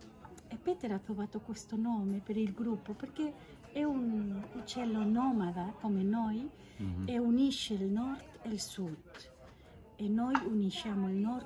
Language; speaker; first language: Italian; non-native, fluent; Catalan